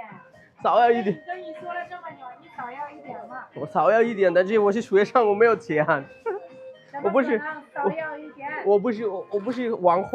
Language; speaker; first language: Chinese; non-native, learner; Bangla